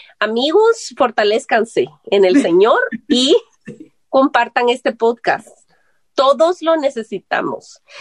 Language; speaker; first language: Spanish; native; Spanish